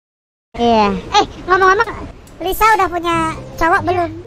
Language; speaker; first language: Indonesian; native; Indonesian